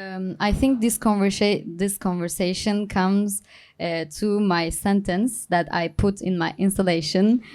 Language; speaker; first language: English; non-native, learner; Turkish